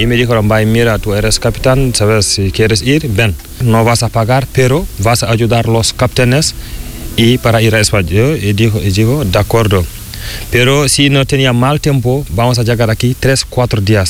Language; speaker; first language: Spanish; non-native, learner; Fula